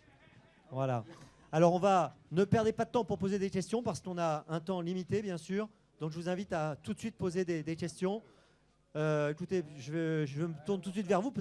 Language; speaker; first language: French; native; French